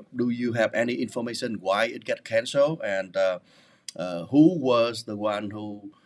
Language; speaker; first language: English; non-native, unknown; Vietnamese